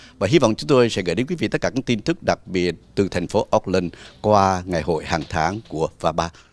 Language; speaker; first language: Vietnamese; native; Vietnamese